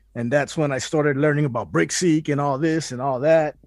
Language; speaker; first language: English; early bilingual, other home language; Spanish